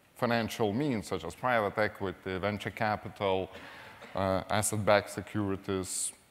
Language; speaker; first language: English; non-native, fluent; Lithuanian